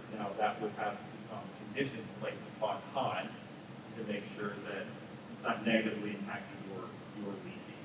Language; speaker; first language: English; native; English